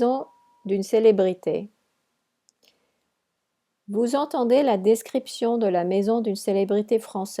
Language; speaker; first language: French; non-native, fluent; English